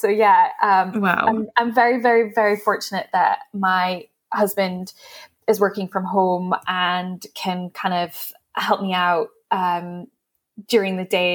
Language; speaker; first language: English; native; English